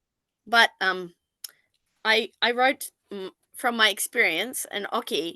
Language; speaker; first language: English; non-native, fluent; Japanese